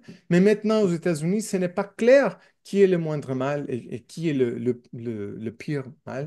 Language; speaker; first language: French; non-native, learner; English